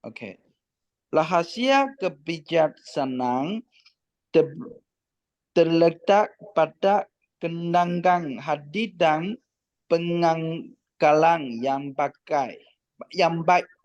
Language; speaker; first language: Indonesian; non-native, learner; Chinese